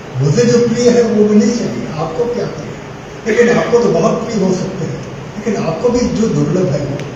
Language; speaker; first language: Hindi; non-native, local second language; Gujarati